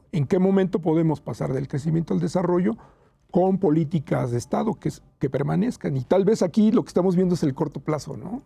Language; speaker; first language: Spanish; native; Spanish